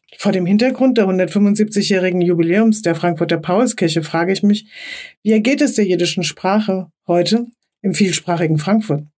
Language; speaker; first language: German; native; German